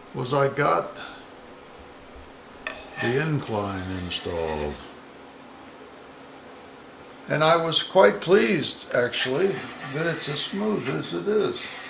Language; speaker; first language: English; native; English